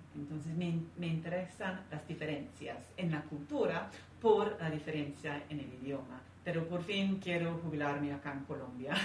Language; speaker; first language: Spanish; non-native, fluent; English